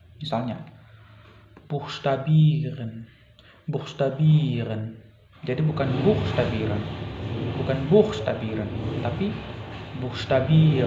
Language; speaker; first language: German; non-native, fluent; Indonesian